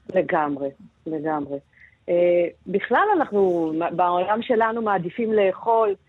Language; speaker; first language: Hebrew; non-native, fluent; Russian